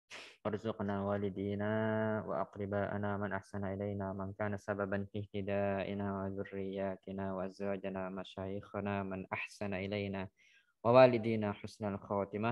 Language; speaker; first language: Arabic; non-native, fluent; Indonesian